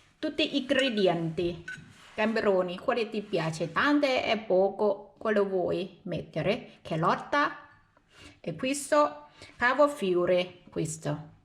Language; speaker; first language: Italian; non-native, learner; Thai